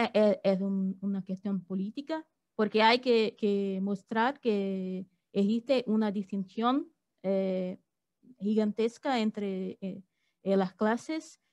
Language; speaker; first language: Spanish; non-native, fluent; Portuguese